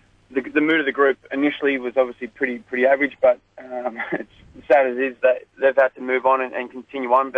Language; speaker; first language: English; native; English